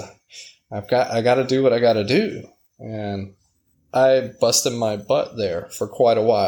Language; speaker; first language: English; native; English